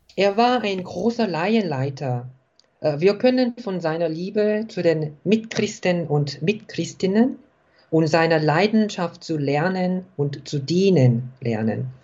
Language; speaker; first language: German; non-native, fluent; Korean